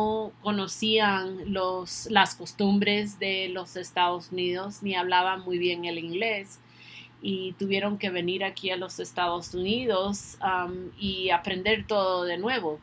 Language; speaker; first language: Spanish; early bilingual, other home language; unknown